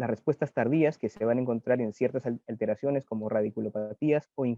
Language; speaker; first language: Spanish; native; Spanish